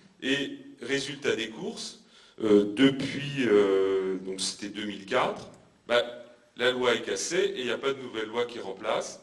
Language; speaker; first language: French; native; French